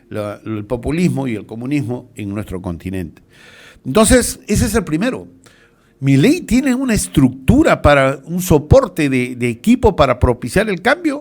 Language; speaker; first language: Spanish; native; Spanish